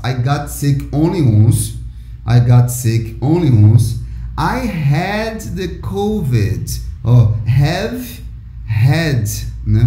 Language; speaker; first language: English; non-native, fluent; Portuguese